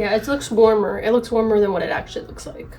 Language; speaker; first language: English; native; English